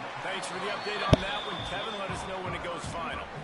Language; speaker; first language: English; native; English